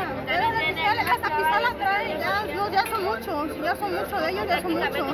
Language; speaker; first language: Spanish; native; Spanish